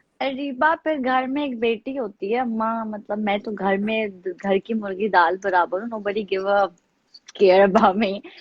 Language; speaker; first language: Urdu; native; Urdu